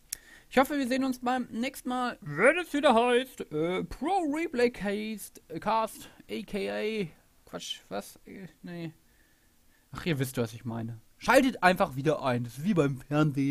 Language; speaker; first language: German; native; German